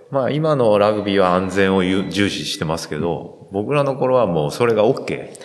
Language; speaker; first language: Japanese; native; Japanese